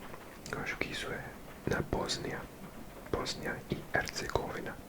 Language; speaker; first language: Portuguese; non-native, learner; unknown